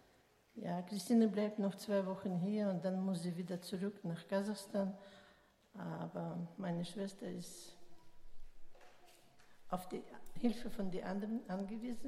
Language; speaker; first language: German; non-native, fluent; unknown